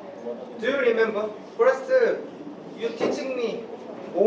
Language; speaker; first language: English; non-native, learner; Korean